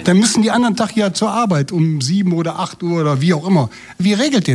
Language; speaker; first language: German; native; German